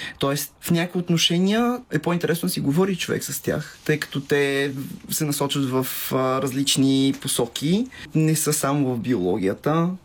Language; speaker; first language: Bulgarian; native; Bulgarian